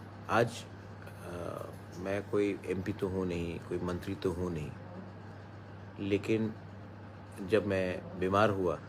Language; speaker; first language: Hindi; non-native, local second language; Kok Borok